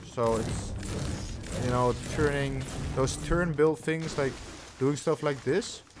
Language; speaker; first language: English; non-native, fluent; Dutch